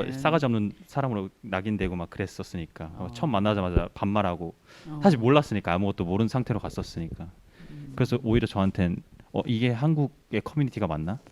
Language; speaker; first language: Korean; early bilingual, heritage; Korean